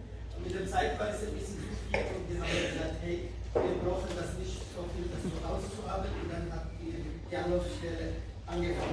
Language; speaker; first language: German; non-native, fluent; Somali